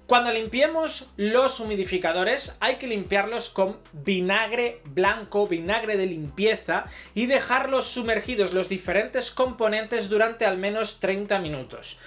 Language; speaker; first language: Spanish; native; Spanish